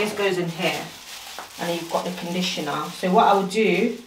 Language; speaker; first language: English; early bilingual, other home language; Lingala